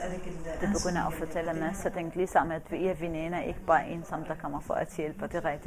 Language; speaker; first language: Danish; non-native, fluent; Arabic